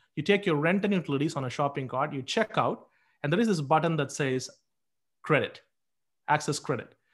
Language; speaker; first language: English; non-native, local second language; Tamil